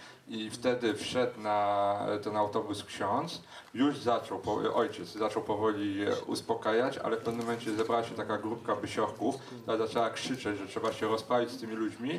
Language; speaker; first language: Polish; native; Polish